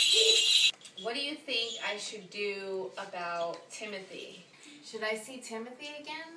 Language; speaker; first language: English; native; English